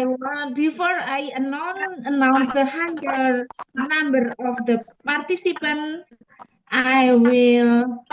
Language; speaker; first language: English; non-native, fluent; Indonesian